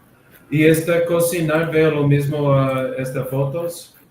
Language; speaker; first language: Spanish; non-native, learner; English